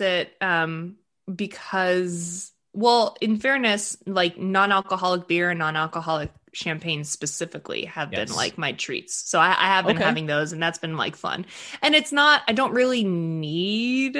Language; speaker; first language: English; early bilingual, other home language; Russian